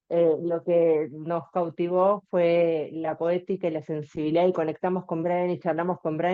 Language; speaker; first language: Spanish; native; Spanish